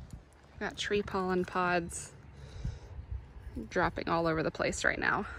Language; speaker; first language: English; native; English